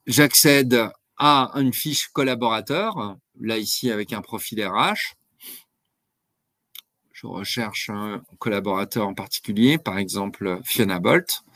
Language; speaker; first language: French; native; French